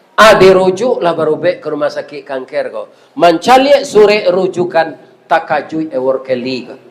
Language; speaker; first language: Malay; non-native, local second language; Minangkabau